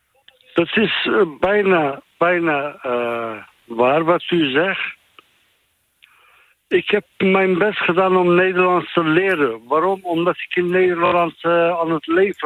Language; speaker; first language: Dutch; non-native, fluent; Turkish